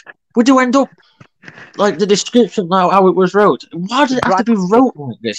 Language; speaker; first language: English; native; English